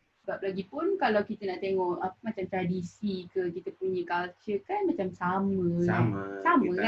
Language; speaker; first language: Malay; native; Malay